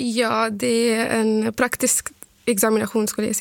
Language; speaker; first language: Swedish; non-native, fluent; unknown